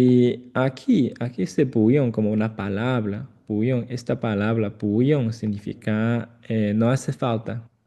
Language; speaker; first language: Spanish; non-native, fluent; Chinese